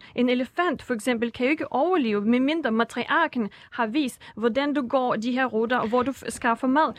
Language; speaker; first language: Danish; non-native, fluent; Russian